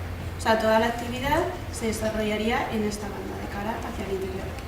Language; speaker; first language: Spanish; native; Spanish